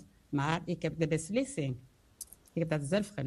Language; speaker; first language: Dutch; non-native, learner; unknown